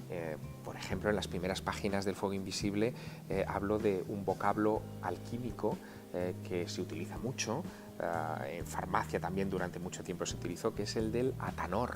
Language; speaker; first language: Spanish; native; Spanish